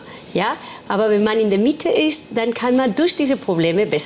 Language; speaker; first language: German; non-native, fluent; Spanish